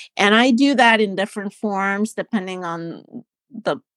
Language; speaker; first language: English; non-native, fluent; Spanish